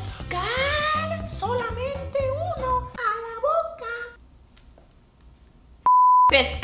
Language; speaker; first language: Spanish; non-native, learner; English